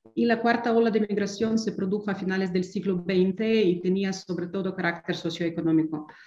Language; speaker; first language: Spanish; non-native, fluent; Ukrainian